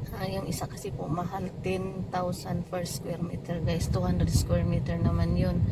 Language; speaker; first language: Filipino; non-native, local second language; Cebuano